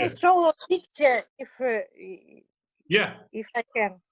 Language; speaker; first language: English; non-native, learner; Russian